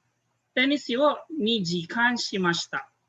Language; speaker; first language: Japanese; non-native, fluent; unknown